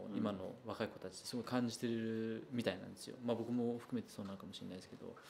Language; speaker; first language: Japanese; native; Japanese